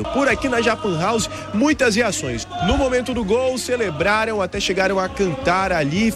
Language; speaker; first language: Portuguese; native; Portuguese